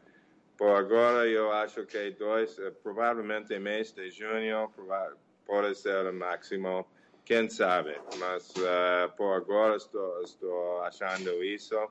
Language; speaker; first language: Portuguese; non-native, learner; English